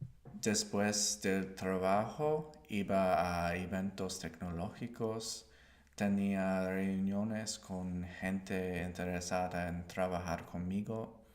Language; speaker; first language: Spanish; non-native, learner; English